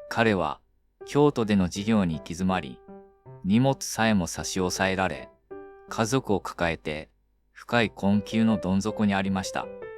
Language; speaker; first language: Japanese; native; Japanese